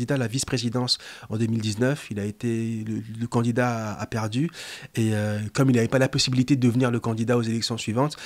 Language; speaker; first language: French; non-native, local second language; Lingala